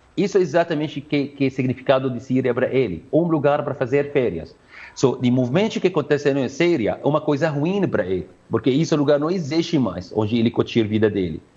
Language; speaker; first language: Portuguese; non-native, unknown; Arabic